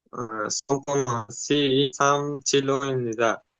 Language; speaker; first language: Korean; non-native, learner; Uzbek